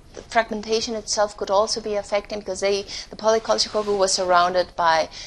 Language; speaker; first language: English; non-native, fluent; Spanish